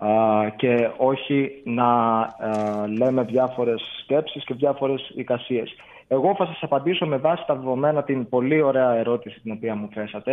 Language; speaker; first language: Greek; native; Greek